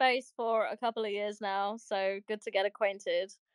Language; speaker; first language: English; native; English